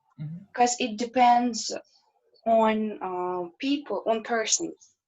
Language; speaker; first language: English; non-native, learner; Russian